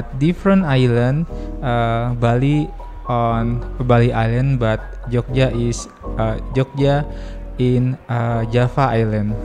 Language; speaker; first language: English; non-native, learner; Indonesian